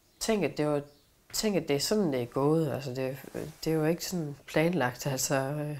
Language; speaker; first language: Danish; native; Danish